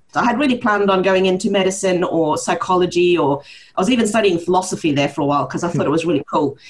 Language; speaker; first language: English; early bilingual, heritage; Norwegian